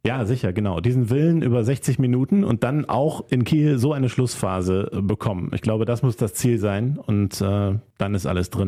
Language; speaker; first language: German; native; German